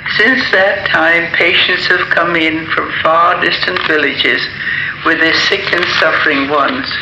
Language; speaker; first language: English; native; English